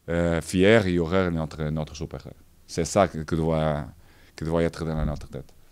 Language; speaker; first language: French; non-native, fluent; Portuguese